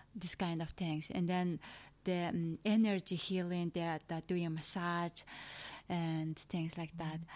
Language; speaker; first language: English; non-native, learner; Mongolian